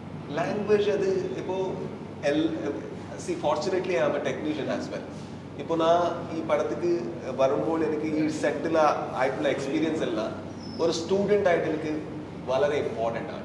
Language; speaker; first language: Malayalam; non-native, learner; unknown